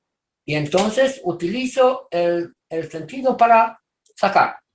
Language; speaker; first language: Spanish; non-native, fluent; Romanian